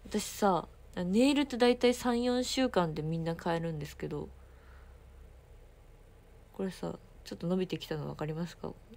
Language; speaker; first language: Japanese; native; Japanese